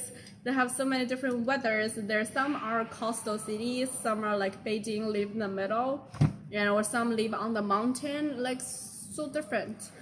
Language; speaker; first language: English; non-native, fluent; Chinese